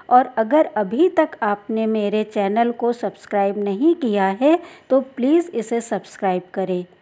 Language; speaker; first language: Hindi; native; Hindi